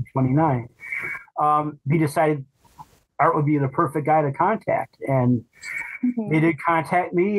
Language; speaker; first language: English; native; English